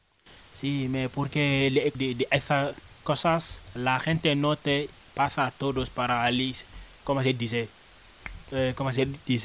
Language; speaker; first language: Spanish; non-native, learner; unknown